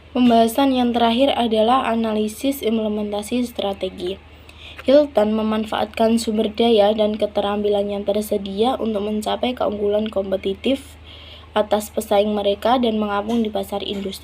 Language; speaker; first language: Indonesian; native; Indonesian